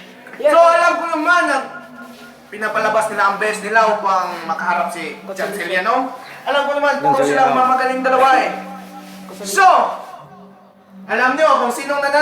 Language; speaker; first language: Filipino; non-native, local second language; Cebuano